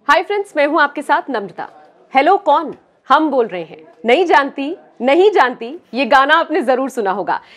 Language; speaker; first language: Hindi; native; Hindi